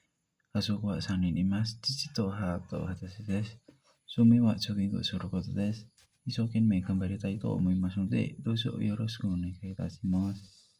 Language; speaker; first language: Japanese; non-native, learner; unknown